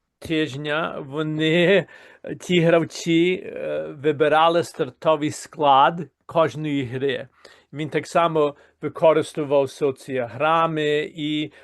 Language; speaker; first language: Ukrainian; early bilingual, heritage; Ukrainian